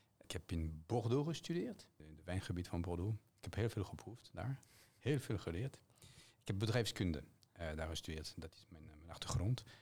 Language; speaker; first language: Dutch; non-native, fluent; French